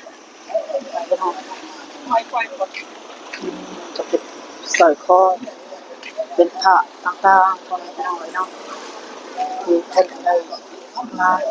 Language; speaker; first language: Thai; non-native, local second language; Northeastern Thai